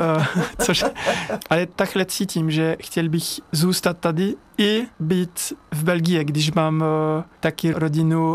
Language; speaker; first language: Czech; non-native, fluent; French